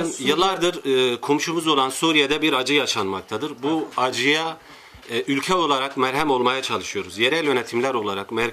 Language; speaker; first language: Turkish; native; Turkish